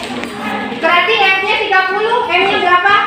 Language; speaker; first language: Indonesian; native; Indonesian